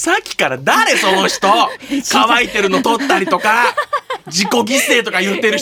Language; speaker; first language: Japanese; native; Japanese